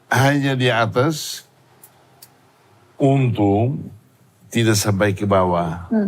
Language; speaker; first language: Indonesian; non-native, fluent; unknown